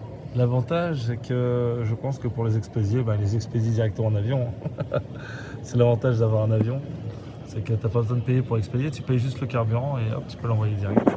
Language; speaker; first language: French; native; French